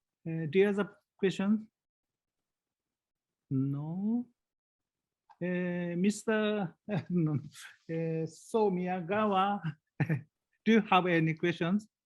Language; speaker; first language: English; non-native, learner; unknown